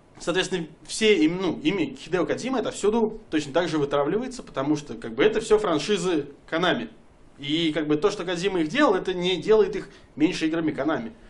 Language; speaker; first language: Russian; native; Russian